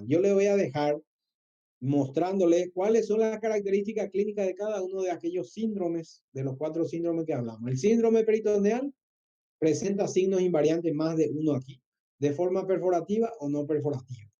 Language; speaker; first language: Spanish; native; Spanish